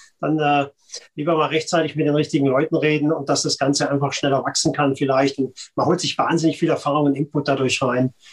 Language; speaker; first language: German; native; German